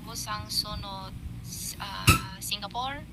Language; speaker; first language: Filipino; non-native, learner; Chinese